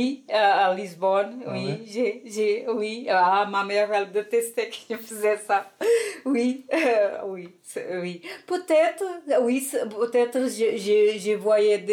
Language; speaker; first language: French; non-native, fluent; Portuguese